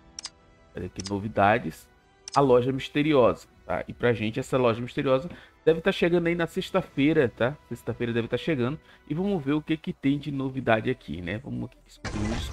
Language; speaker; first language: Portuguese; native; Portuguese